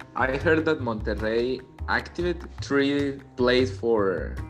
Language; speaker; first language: English; non-native, learner; Spanish